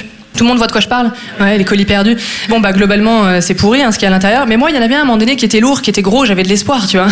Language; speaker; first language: French; native; French